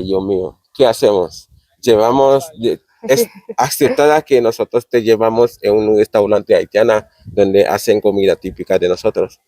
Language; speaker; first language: Spanish; non-native, fluent; Haitian Creole